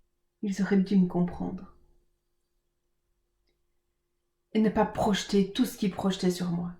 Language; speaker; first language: French; native; French